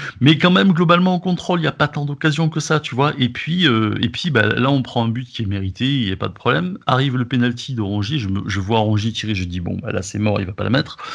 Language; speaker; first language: French; native; French